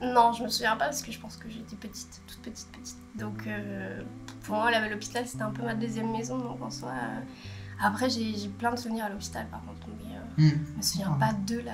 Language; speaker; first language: French; native; French